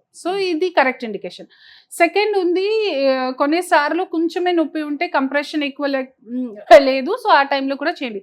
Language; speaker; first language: Telugu; non-native, fluent; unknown